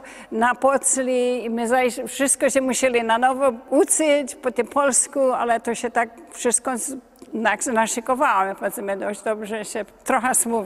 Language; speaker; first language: Polish; early bilingual, heritage; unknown